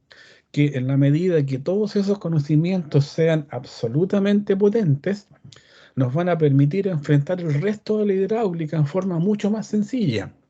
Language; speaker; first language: Spanish; native; Spanish